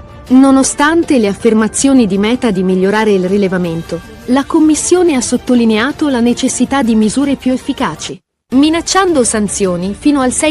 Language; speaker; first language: Italian; native; Italian